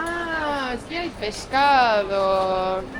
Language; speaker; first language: Spanish; non-native, fluent; Estonian